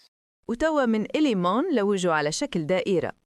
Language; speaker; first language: Arabic; native; Arabic